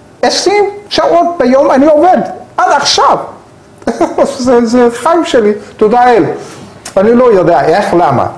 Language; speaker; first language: Hebrew; non-native, learner; Persian